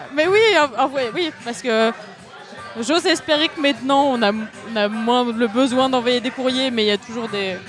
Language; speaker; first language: French; native; French